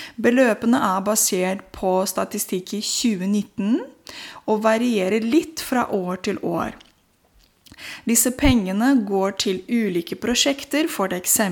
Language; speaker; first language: Norwegian; non-native, fluent; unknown